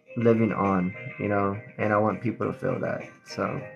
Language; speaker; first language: English; native; English